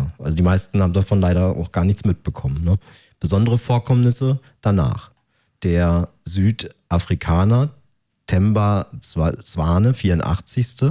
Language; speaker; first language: German; native; German